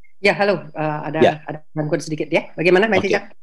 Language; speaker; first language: Indonesian; native; Indonesian